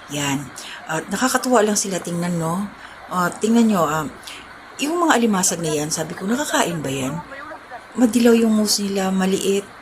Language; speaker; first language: Filipino; non-native, local second language; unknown